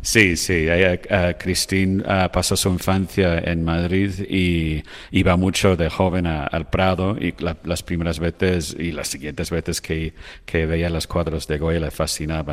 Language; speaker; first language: Spanish; non-native, fluent; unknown